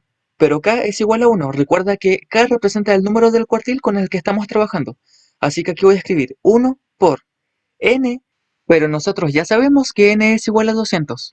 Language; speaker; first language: Spanish; native; Spanish